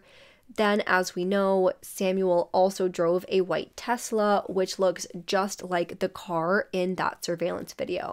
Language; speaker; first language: English; native; English